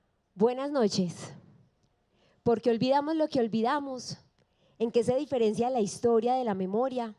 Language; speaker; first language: Spanish; native; Spanish